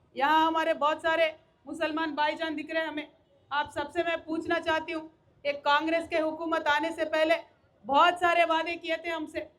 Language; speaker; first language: Hindi; non-native, local second language; Telugu